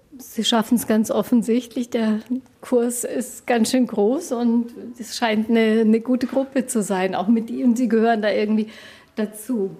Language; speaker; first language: German; native; German